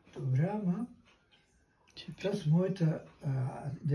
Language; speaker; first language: Bulgarian; non-native, local second language; Turkish